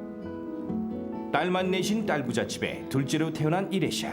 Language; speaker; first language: Korean; native; Korean